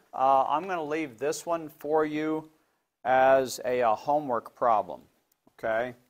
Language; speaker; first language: English; native; English